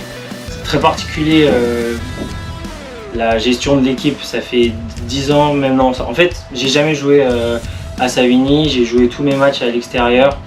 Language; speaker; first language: French; native; French